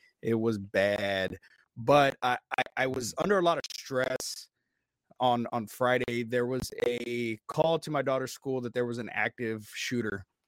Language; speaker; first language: English; native; English